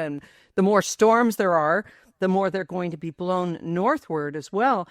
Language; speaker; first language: English; native; English